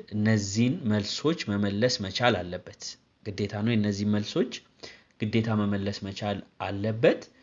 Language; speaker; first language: Amharic; non-native, local second language; Oromo